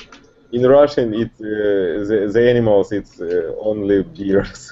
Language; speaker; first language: English; non-native, learner; Russian